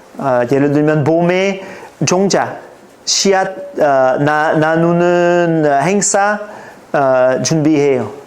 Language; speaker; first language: Korean; non-native, fluent; French